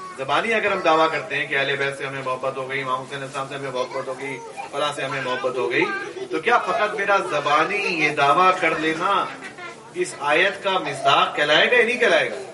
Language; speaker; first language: Urdu; native; Urdu